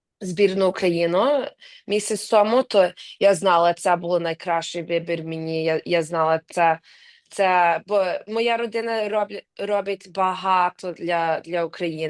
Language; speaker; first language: Ukrainian; early bilingual, heritage; Ukrainian